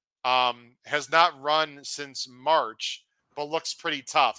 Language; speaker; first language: English; native; English